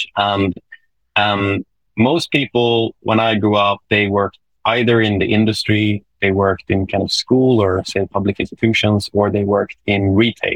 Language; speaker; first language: English; non-native, fluent; Swedish